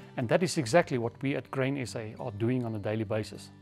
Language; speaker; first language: English; non-native, local second language; Afrikaans